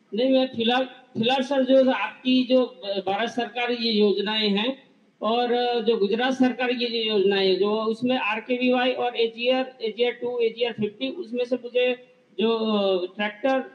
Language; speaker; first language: Hindi; non-native, local second language; Gujarati